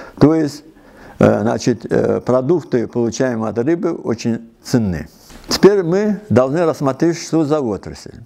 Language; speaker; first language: Russian; non-native, local second language; Uzbek